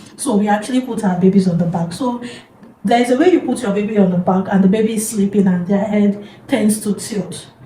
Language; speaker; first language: English; non-native, local second language; Yoruba